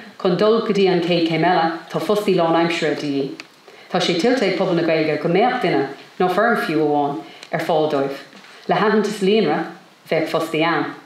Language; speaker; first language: Irish; non-native, local second language; English